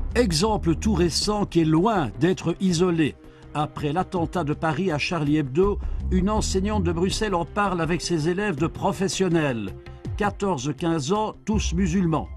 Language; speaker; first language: French; native; French